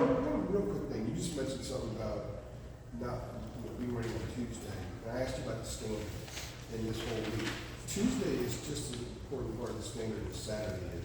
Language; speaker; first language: English; native; English